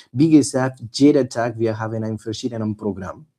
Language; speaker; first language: German; non-native, fluent; Spanish